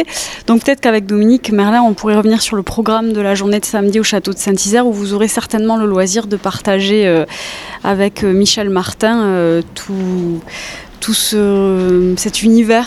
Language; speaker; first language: French; native; French